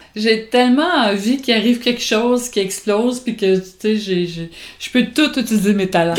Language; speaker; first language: French; native; French